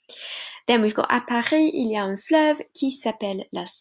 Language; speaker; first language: French; non-native, fluent; English